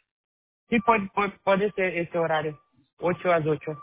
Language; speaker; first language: Spanish; non-native, learner; Portuguese